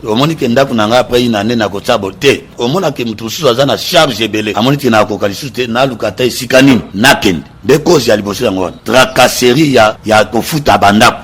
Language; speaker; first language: Lingala; native; Lingala